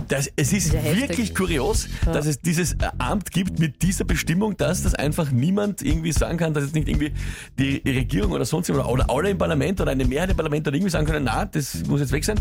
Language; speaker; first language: German; native; German